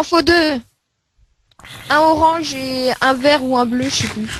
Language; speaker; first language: French; native; French